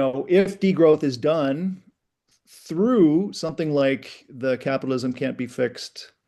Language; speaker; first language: English; native; English